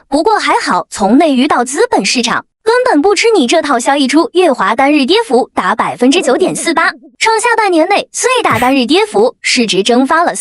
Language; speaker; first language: Chinese; native; Chinese